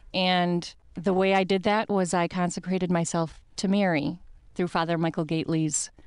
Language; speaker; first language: English; early bilingual, other home language; Italian